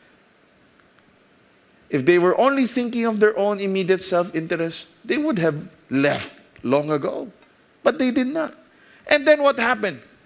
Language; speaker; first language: English; non-native, local second language; Filipino